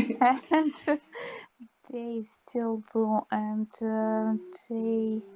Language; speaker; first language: English; non-native, learner; Serbian